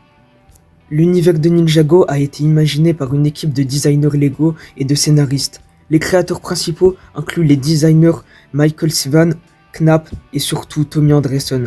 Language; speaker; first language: French; native; French